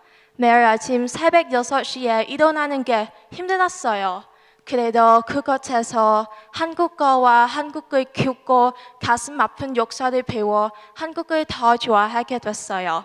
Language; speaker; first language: Korean; non-native, learner; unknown